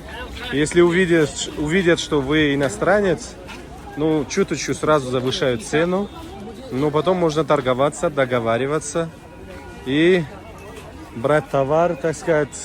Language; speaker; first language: Russian; non-native, fluent; Tajik